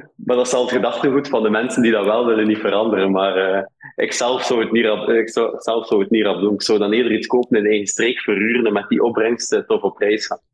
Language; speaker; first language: Dutch; native; Dutch